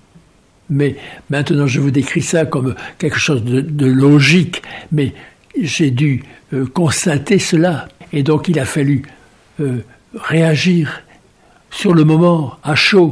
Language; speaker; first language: French; native; French